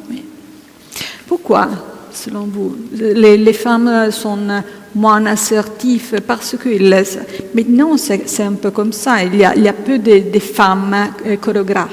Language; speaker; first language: French; non-native, fluent; Italian